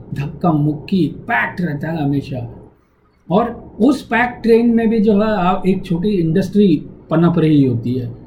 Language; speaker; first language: Hindi; non-native, local second language; Tamil